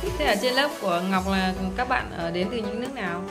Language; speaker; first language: Vietnamese; native; Vietnamese